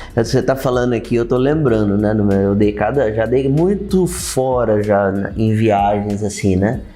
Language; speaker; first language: Portuguese; native; Portuguese